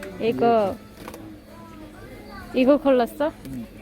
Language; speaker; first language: Korean; non-native, learner; Turkish